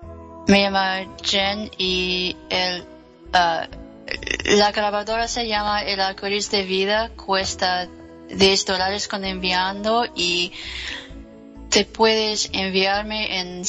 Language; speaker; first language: Spanish; non-native, learner; English